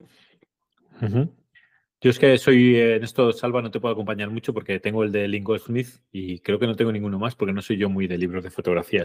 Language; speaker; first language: Spanish; native; Spanish